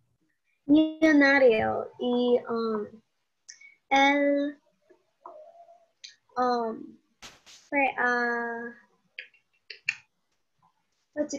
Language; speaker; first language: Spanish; non-native, learner; English